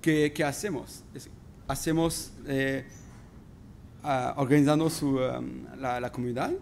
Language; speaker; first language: Spanish; non-native, fluent; French